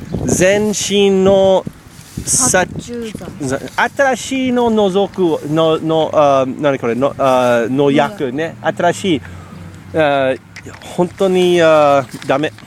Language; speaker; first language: Japanese; non-native, learner; English